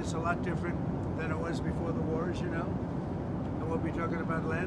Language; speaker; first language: English; native; English